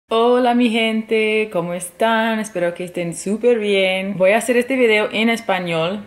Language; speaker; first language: Spanish; non-native, fluent; English